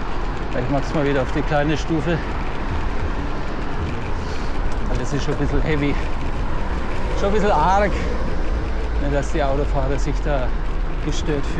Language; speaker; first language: German; native; German